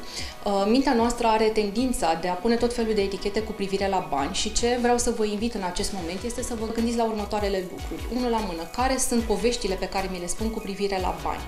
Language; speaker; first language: Romanian; native; Romanian